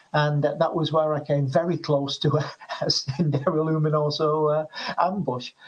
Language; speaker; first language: English; native; English